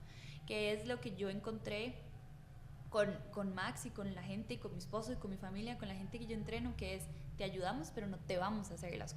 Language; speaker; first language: Spanish; native; Spanish